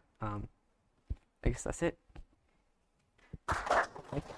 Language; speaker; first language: English; native; English